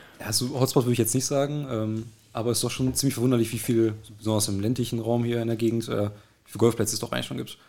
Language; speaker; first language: German; native; German